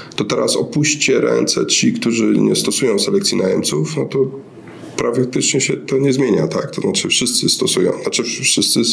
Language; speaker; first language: Polish; native; Polish